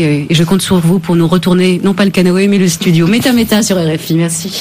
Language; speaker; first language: French; native; French